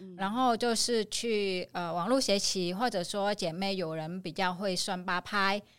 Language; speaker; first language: Chinese; non-native, fluent; Vietnamese